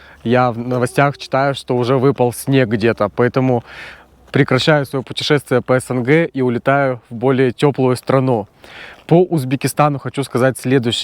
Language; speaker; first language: Russian; native; Russian